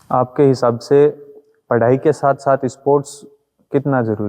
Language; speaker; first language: Hindi; native; Hindi